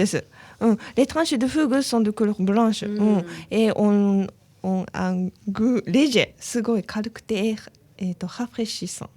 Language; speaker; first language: French; non-native, learner; Japanese